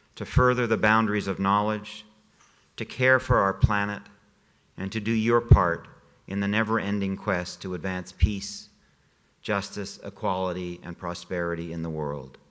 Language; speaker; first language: English; native; English